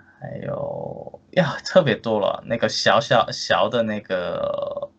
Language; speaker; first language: Chinese; non-native, fluent; Korean